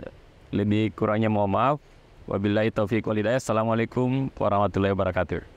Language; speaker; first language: Indonesian; native; Indonesian